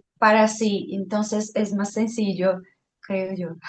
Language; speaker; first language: Spanish; non-native, fluent; Portuguese